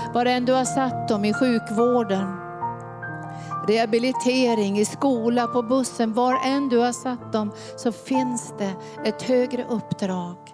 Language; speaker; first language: Swedish; native; Swedish